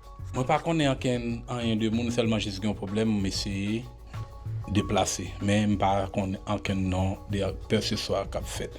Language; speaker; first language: French; non-native, learner; Haitian Creole